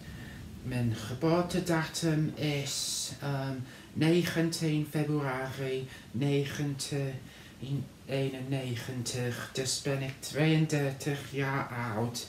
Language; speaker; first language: Dutch; non-native, learner; English